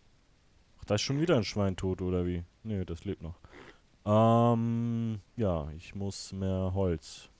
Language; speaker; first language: German; native; German